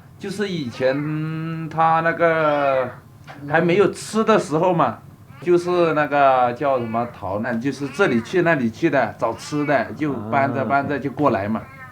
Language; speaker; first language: Chinese; early bilingual, heritage; Chinese